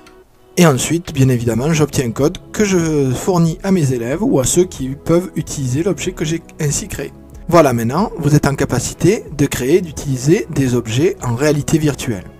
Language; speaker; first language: French; native; French